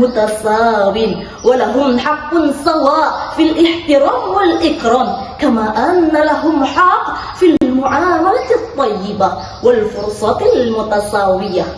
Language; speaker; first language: Arabic; non-native, learner; Indonesian